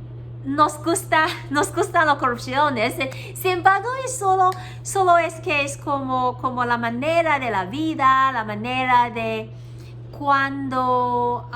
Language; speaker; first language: Spanish; non-native, learner; Cantonese